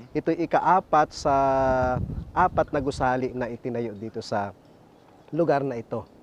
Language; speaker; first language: Filipino; native; Filipino